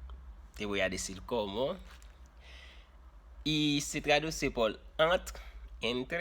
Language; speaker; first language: Spanish; non-native, fluent; Haitian Creole